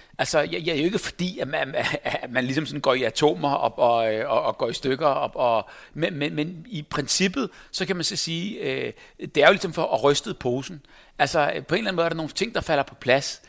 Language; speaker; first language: Danish; native; Danish